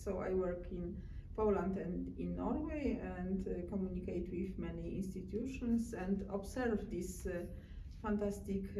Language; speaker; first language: English; non-native, learner; Polish